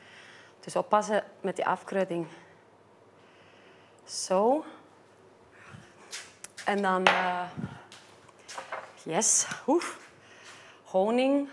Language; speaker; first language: Dutch; non-native, fluent; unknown